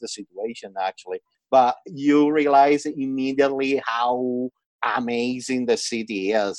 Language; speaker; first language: English; non-native, fluent; Italian